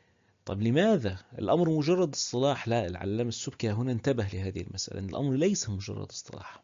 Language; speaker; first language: Arabic; native; Arabic